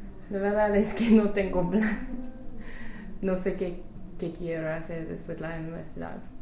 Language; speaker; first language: Spanish; non-native, fluent; English